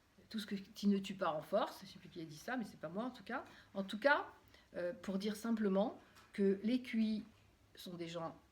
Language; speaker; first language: French; native; French